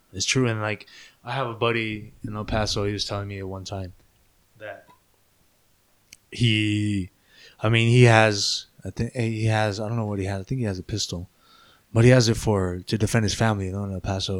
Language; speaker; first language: English; early bilingual, other home language; Spanish